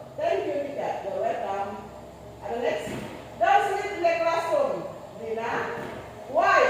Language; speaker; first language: English; non-native, learner; Indonesian